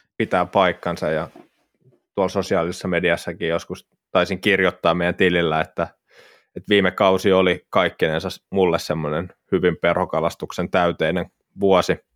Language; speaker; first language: Finnish; native; Finnish